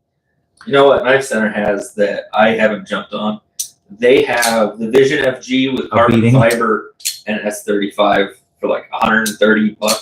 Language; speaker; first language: English; native; English